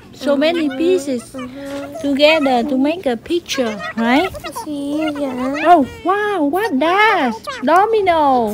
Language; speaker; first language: English; non-native, learner; Vietnamese